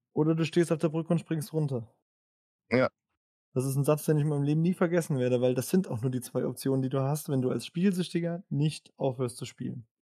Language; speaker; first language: German; native; German